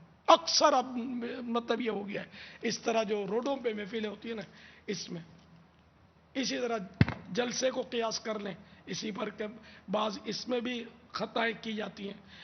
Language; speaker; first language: Urdu; native; Urdu